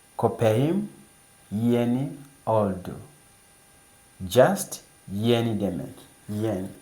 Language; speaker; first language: Turkish; non-native, fluent; English